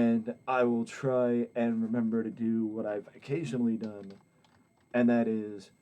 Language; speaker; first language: English; native; English